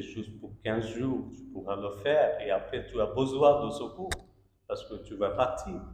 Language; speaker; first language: French; non-native, learner; Bangla